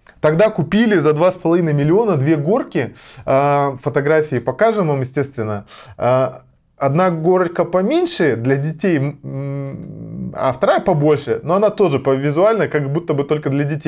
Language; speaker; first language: Russian; native; Russian